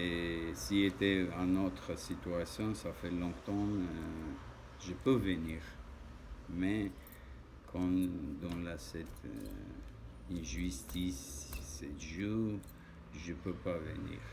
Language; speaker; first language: French; non-native, learner; Armenian